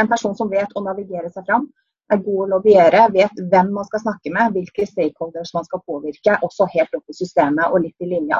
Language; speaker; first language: Norwegian; native; Norwegian